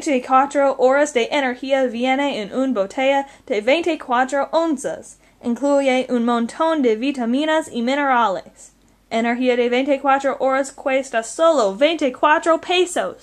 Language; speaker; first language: Spanish; non-native, learner; English